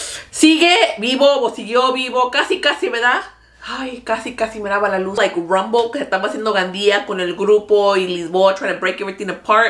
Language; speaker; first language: Spanish; early bilingual, other home language; English